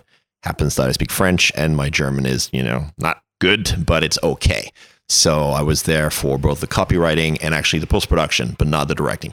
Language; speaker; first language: English; non-native, fluent; French